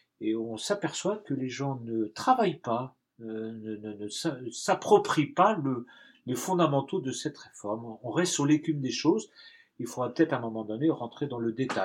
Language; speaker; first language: French; native; French